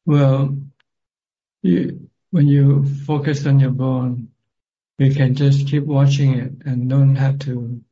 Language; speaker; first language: English; non-native, fluent; Thai